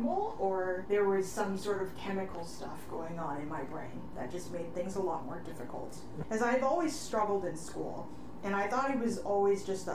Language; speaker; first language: English; native; English